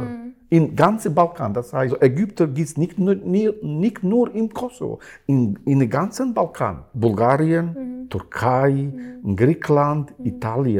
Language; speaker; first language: German; non-native, learner; Albanian